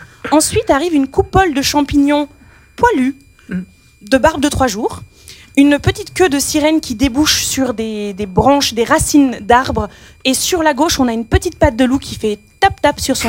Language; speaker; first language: French; native; French